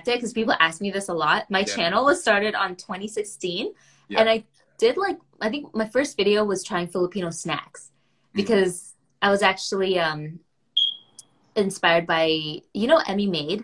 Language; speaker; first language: English; early bilingual, other home language; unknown